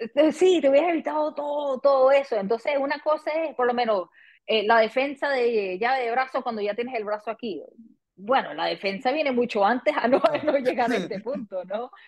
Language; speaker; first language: Spanish; early bilingual, heritage; Spanish